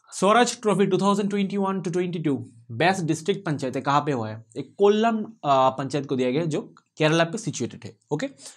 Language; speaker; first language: Hindi; non-native, local second language; Bangla